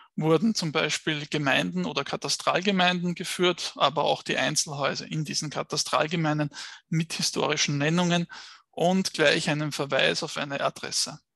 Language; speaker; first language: German; native; German